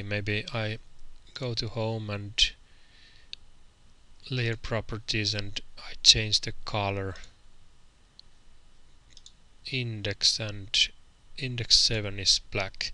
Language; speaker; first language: English; non-native, fluent; Finnish